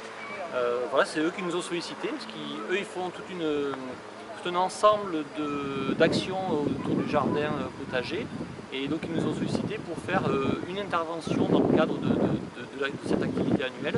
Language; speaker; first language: French; native; French